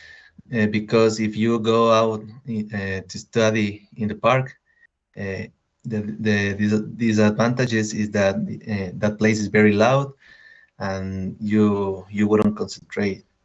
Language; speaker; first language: English; non-native, learner; Spanish